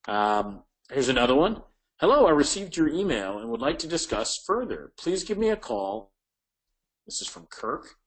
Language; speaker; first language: English; native; English